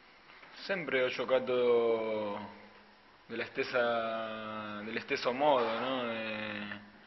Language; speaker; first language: Italian; non-native, fluent; Spanish